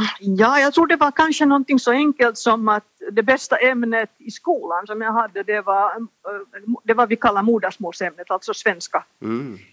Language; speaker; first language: Swedish; native; Swedish